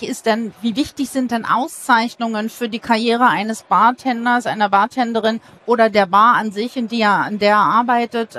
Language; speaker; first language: German; native; German